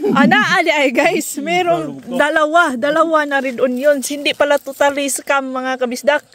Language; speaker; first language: Filipino; non-native, local second language; Cebuano